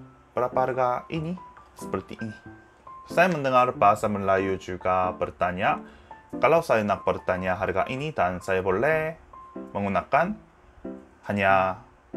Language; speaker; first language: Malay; non-native, learner; Korean